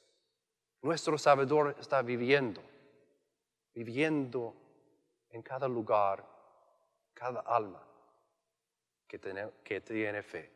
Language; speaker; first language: Spanish; non-native, learner; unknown